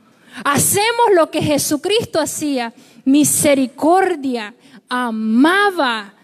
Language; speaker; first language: Spanish; native; Spanish